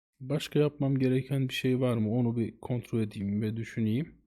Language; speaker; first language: Turkish; native; Turkish